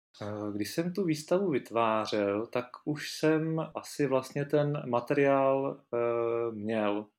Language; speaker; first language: Czech; native; Czech